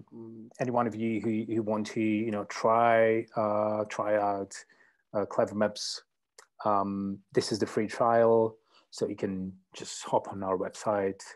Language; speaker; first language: English; non-native, fluent; Czech